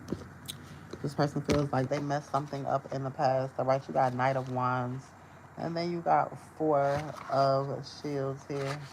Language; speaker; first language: English; native; English